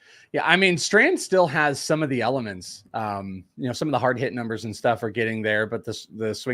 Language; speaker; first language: English; native; English